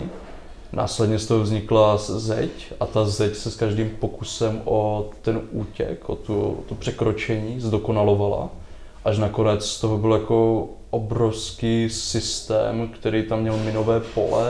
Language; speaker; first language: Czech; native; Czech